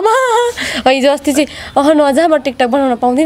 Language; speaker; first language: Nepali; native; Nepali